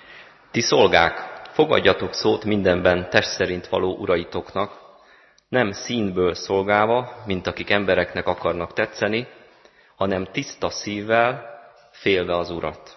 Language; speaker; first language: Hungarian; native; Hungarian